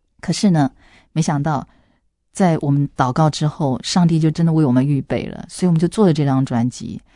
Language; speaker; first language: Chinese; non-native, local second language; Hakka Chinese